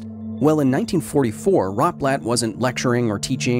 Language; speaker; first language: English; native; English